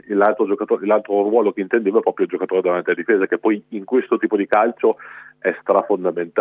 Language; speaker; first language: Italian; native; Italian